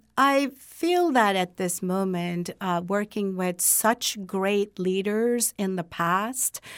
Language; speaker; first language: English; non-native, fluent; Turkish